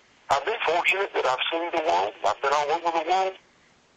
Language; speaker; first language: English; native; English